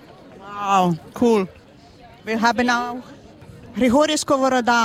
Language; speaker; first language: German; non-native, learner; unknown